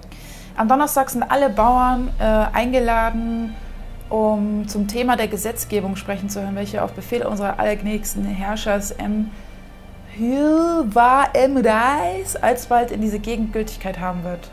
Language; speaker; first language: German; native; German